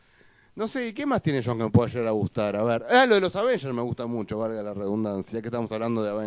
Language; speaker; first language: Spanish; native; Spanish